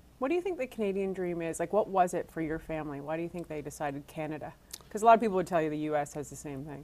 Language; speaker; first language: English; native; English